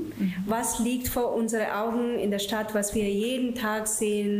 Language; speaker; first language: German; non-native, fluent; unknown